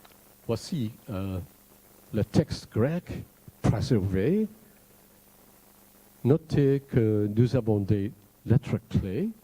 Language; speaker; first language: French; non-native, fluent; English